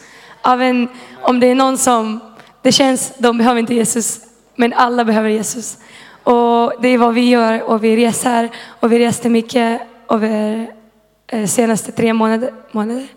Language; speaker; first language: Swedish; non-native, fluent; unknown